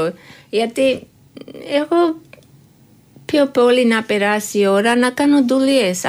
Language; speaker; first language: Greek; non-native, learner; Georgian